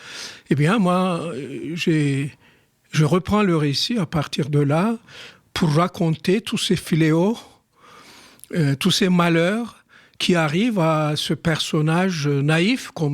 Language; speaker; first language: French; non-native, fluent; Turkish